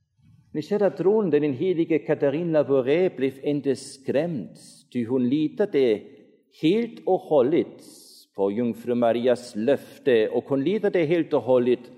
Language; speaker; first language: Swedish; non-native, fluent; German